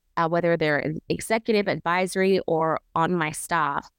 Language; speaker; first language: English; native; English